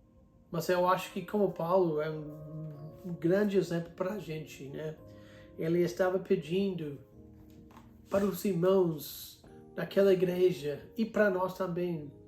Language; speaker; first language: Portuguese; non-native, fluent; English